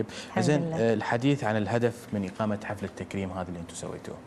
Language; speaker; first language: Arabic; native; Arabic